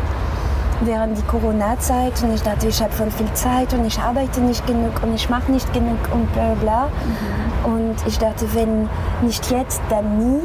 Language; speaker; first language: German; non-native, fluent; French